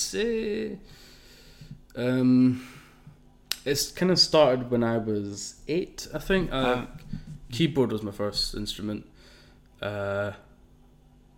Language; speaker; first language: English; native; English